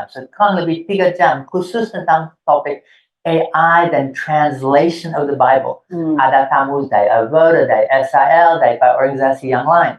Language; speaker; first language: Indonesian; non-native, fluent; English